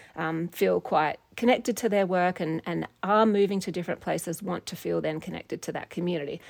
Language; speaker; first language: English; native; English